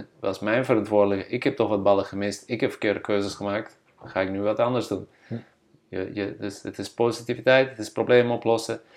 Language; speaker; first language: Dutch; non-native, fluent; Bosnian